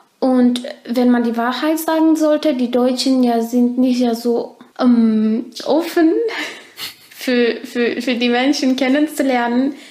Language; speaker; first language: German; non-native, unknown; Turkish